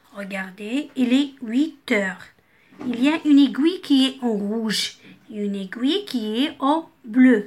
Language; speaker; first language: French; non-native, local second language; Arabic